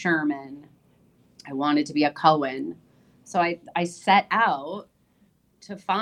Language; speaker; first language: English; native; English